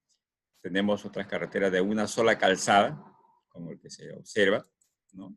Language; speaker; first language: Spanish; native; Spanish